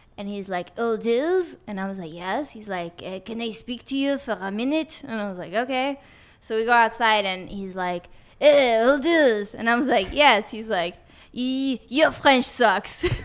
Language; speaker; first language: English; non-native, fluent; Swedish